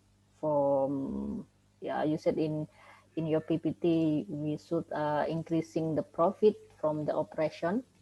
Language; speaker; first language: English; non-native, learner; Indonesian